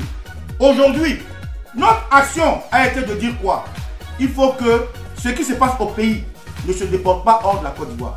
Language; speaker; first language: French; native; French